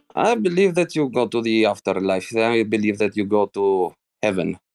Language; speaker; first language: English; non-native, fluent; Arabic